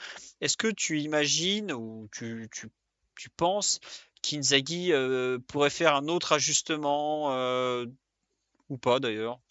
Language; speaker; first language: French; native; French